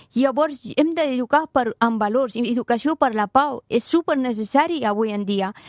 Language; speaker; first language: Catalan; non-native, fluent; Persian